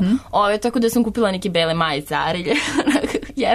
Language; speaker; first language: Serbian; native; Serbian